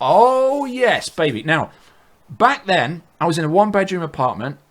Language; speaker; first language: English; native; English